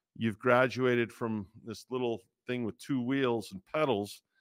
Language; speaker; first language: English; native; English